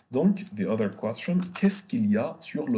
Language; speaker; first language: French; non-native, fluent; Arabic